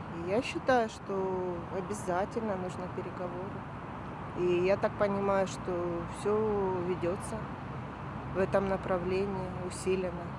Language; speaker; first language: Russian; native; Russian